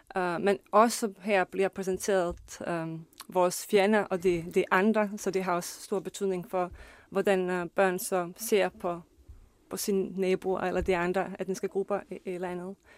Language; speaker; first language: Danish; non-native, fluent; Bosnian